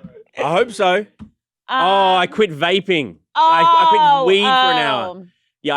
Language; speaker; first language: English; native; English